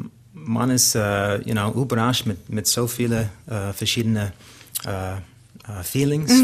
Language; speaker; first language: German; non-native, learner; English